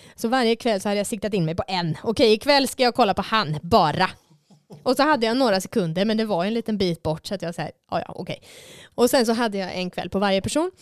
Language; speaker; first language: Swedish; native; Swedish